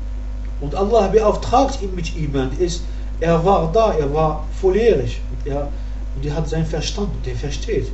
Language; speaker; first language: German; non-native, learner; Arabic